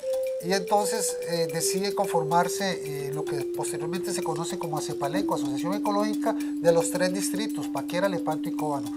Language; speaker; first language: Spanish; native; Spanish